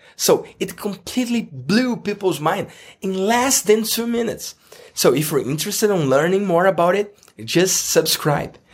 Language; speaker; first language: English; non-native, fluent; Portuguese